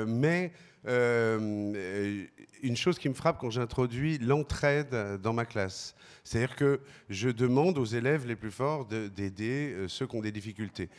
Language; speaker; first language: French; native; French